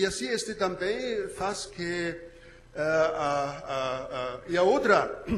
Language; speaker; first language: Portuguese; non-native, fluent; German